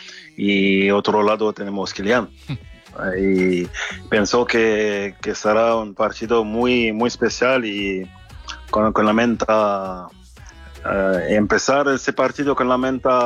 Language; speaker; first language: Spanish; non-native, learner; French